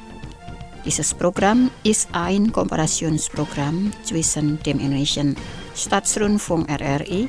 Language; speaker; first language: German; non-native, fluent; Indonesian